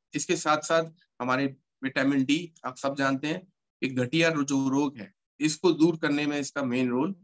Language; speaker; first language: Hindi; native; Hindi